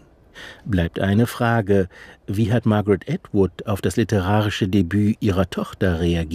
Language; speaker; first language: German; native; German